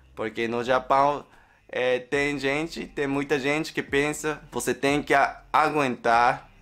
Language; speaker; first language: Portuguese; non-native, learner; Japanese